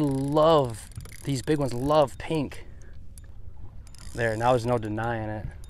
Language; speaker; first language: English; native; English